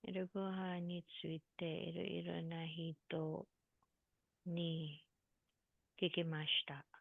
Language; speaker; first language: Japanese; non-native, learner; Filipino